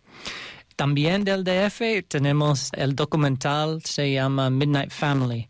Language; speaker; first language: Spanish; non-native, learner; English